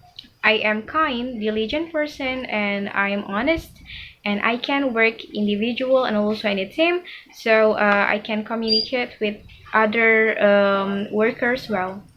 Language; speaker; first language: English; non-native, fluent; Indonesian